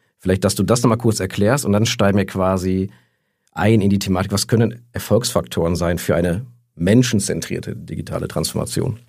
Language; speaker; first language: German; native; German